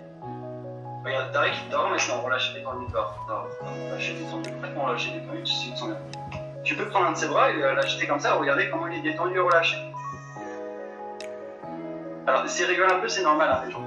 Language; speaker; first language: French; native; French